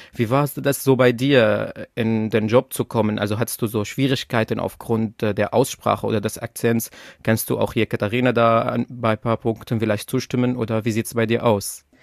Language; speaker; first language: German; non-native, fluent; Arabic